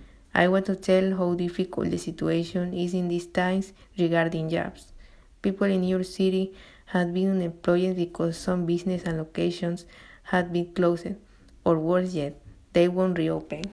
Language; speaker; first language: English; non-native, learner; Spanish